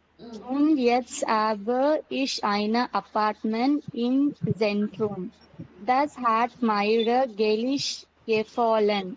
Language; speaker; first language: German; non-native, learner; Tamil